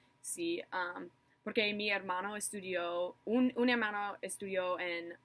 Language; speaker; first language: Spanish; non-native, learner; English